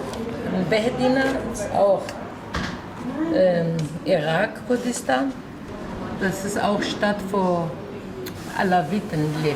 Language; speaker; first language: German; non-native, learner; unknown